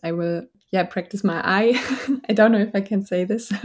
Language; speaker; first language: English; non-native, fluent; German